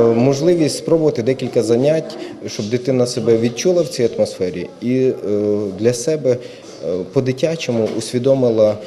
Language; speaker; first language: Ukrainian; native; Ukrainian